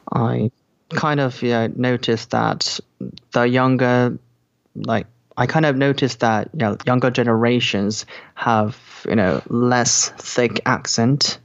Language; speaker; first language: English; non-native, fluent; Korean